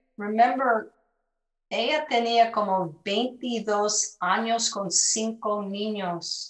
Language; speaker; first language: Spanish; early bilingual, other home language; English